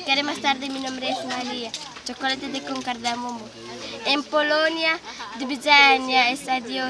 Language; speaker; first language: Spanish; non-native, local second language; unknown